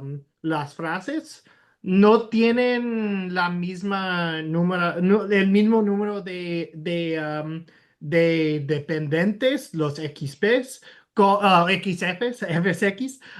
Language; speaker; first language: Spanish; non-native, learner; English